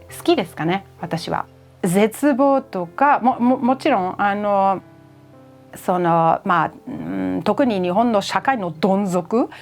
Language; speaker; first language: Japanese; non-native, fluent; German